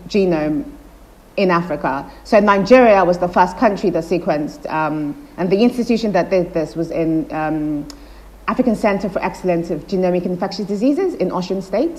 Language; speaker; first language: English; non-native, local second language; Igbo